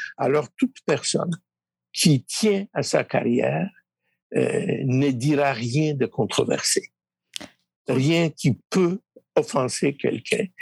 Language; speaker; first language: French; early bilingual, other home language; Polish